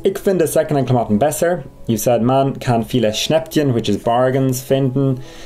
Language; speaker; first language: German; non-native, fluent; English